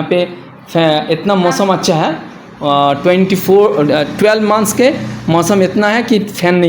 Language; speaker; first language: Hindi; non-native, local second language; Bangla